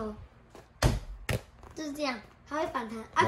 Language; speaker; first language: Chinese; native; Chinese